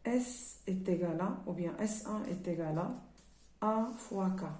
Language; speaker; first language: French; non-native, local second language; Arabic